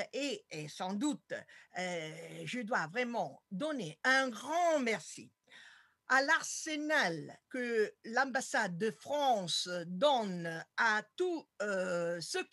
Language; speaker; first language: French; non-native, fluent; Italian